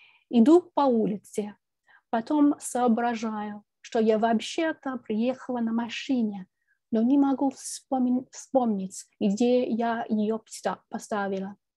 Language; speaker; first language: Russian; non-native, fluent; English